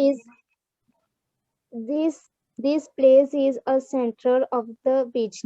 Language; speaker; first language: English; non-native, learner; Hindi